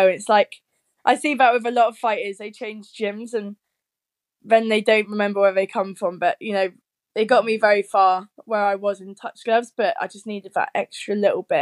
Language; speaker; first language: English; native; English